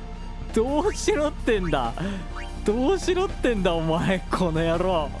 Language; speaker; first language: Japanese; native; Japanese